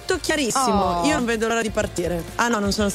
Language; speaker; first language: Italian; native; Italian